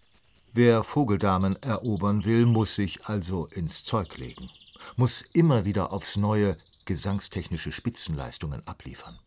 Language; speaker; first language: German; native; German